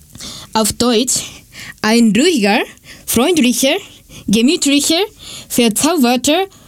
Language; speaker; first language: German; non-native, learner; Japanese